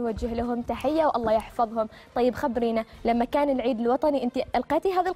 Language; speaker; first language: Arabic; native; Arabic